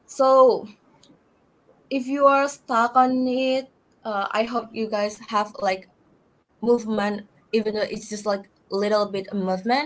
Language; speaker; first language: English; non-native, learner; Indonesian